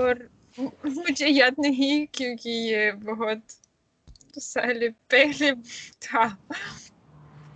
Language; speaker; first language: Hindi; non-native, learner; Russian